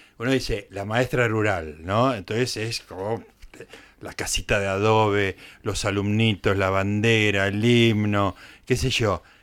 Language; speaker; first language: Spanish; native; Spanish